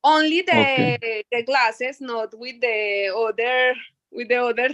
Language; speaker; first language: English; non-native, learner; Spanish